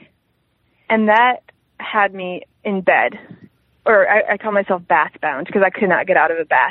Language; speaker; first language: English; native; English